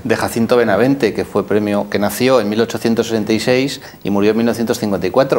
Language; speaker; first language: Spanish; native; Spanish